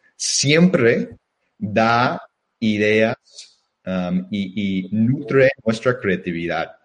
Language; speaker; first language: Spanish; non-native, fluent; English